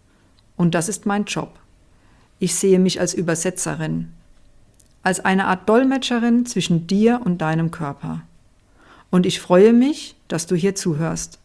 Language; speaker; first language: German; native; German